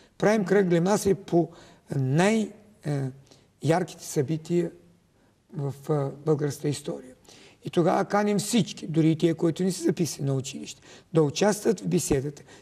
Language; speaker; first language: Bulgarian; early bilingual, heritage; Bulgarian